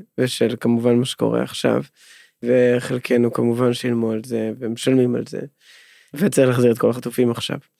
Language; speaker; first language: Hebrew; native; Hebrew